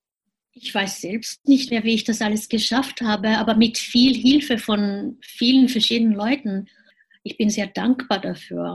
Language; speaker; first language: German; non-native, fluent; Japanese